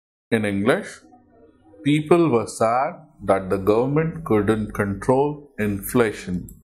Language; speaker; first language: English; non-native, local second language; Hindi